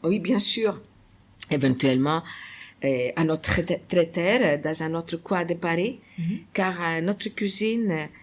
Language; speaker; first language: French; non-native, fluent; Greek